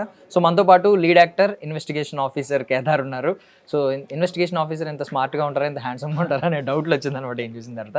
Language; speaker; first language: Telugu; native; Telugu